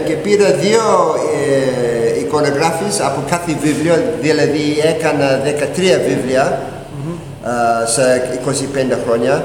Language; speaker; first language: Greek; non-native, learner; English